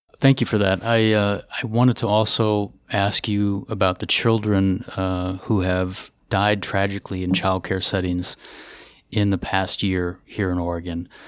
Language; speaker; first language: English; native; English